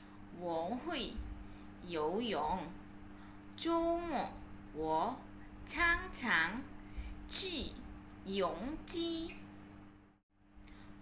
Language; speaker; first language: Chinese; non-native, learner; Malay